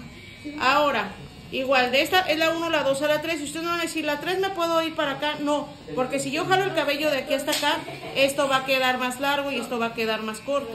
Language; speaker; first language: Spanish; native; Spanish